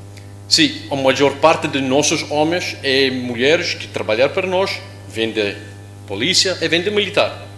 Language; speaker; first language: Portuguese; non-native, learner; English